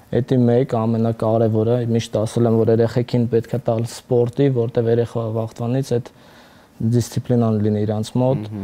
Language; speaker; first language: Armenian; early bilingual, heritage; Armenian